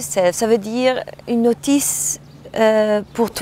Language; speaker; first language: French; non-native, learner; German